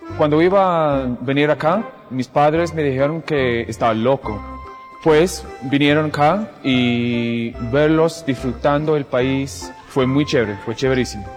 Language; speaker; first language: Spanish; non-native, fluent; English